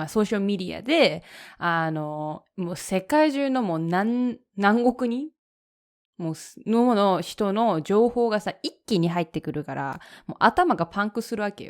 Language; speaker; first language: Japanese; native; Japanese